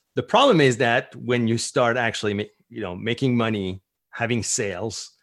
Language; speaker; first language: English; non-native, fluent; French